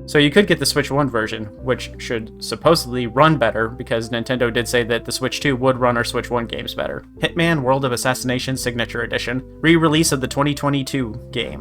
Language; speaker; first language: English; native; English